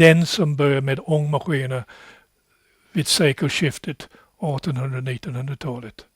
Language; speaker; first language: Swedish; non-native, fluent; English